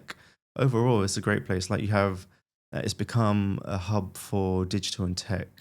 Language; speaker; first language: English; native; English